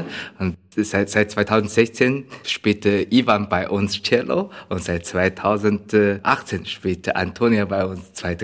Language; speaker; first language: German; non-native, learner; Chinese